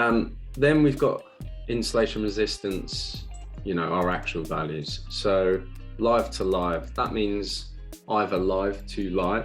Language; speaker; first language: English; native; English